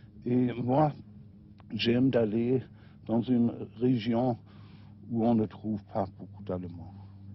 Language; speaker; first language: French; non-native, fluent; German